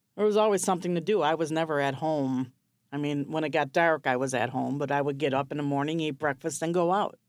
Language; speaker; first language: English; native; English